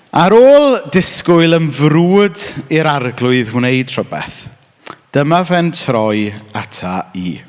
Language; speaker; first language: Welsh; native; Welsh